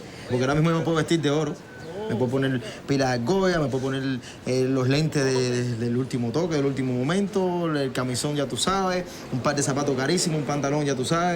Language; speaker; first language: Spanish; native; Spanish